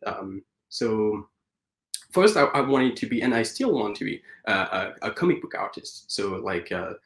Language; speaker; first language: English; non-native, fluent; French